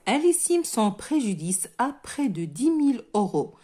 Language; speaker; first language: French; non-native, local second language; Arabic